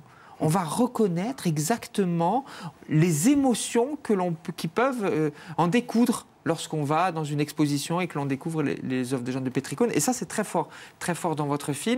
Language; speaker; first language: French; native; French